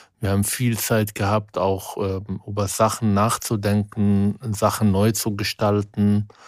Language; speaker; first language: German; non-native, fluent; Arabic